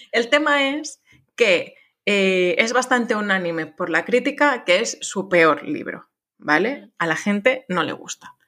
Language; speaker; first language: Spanish; non-native, fluent; French